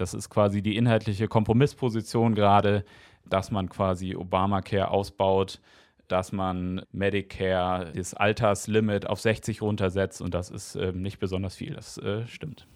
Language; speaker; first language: German; native; German